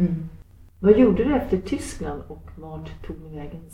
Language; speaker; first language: Swedish; native; Swedish